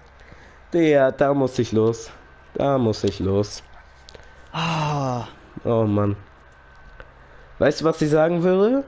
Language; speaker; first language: German; native; German